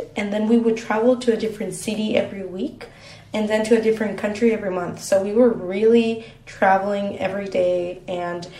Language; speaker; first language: English; non-native, fluent; Spanish